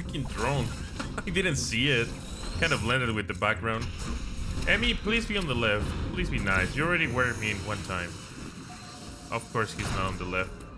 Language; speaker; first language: English; non-native, fluent; Spanish